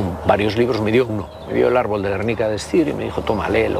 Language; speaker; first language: Spanish; native; Spanish